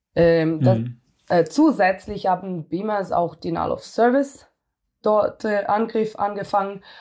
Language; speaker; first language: German; non-native, fluent; Hebrew